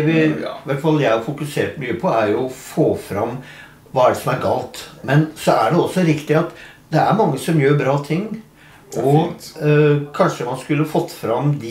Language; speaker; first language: Norwegian; native; Norwegian